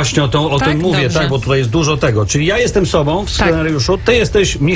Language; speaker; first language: Polish; native; Polish